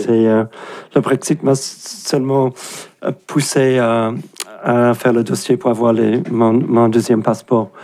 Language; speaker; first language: French; non-native, fluent; English